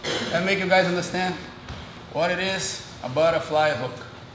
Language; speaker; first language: English; non-native, fluent; Portuguese